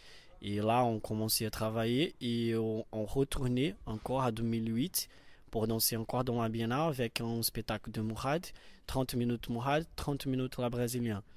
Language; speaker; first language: French; non-native, learner; Portuguese